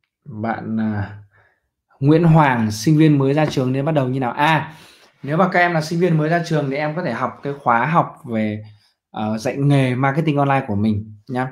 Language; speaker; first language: Vietnamese; native; Vietnamese